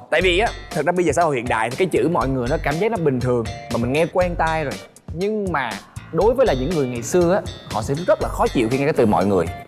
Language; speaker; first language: Vietnamese; native; Vietnamese